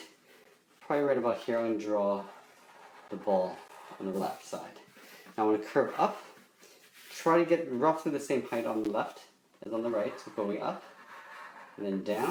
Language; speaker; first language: English; native; English